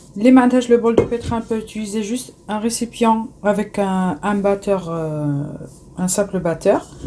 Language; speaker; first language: French; non-native, local second language; Arabic